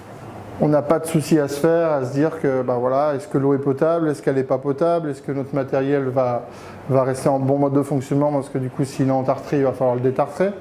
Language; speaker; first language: French; native; French